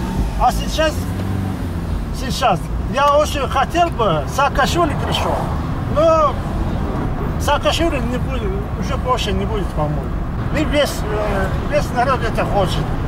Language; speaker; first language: Russian; non-native, local second language; Azerbaijani